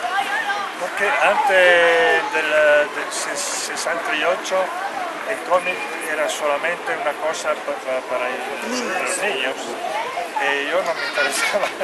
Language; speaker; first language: Spanish; non-native, learner; Italian